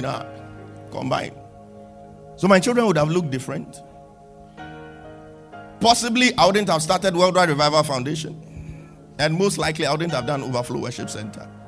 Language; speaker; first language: English; non-native, local second language; Akan